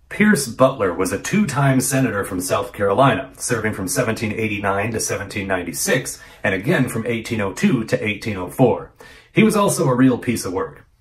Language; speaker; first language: English; native; English